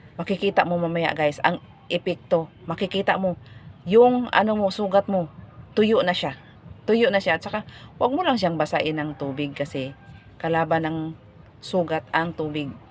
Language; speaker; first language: Filipino; non-native, local second language; Cebuano